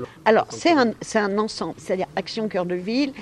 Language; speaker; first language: French; native; French